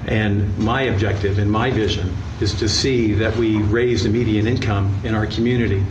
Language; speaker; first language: English; native; English